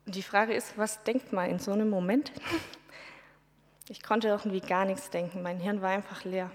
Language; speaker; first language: German; native; German